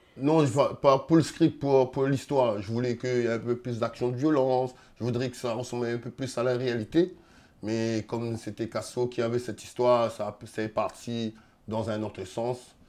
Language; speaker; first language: French; non-native, local second language; Réunion Creole French